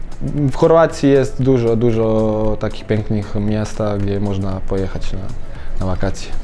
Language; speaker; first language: Polish; non-native, fluent; Croatian